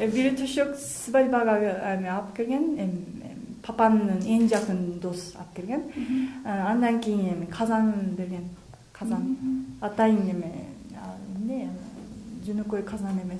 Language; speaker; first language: Kyrgyz; non-native, learner; Japanese